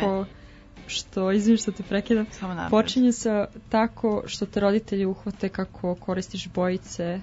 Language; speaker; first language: Serbian; native; Serbian